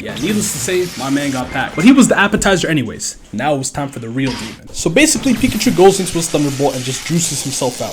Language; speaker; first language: English; native; English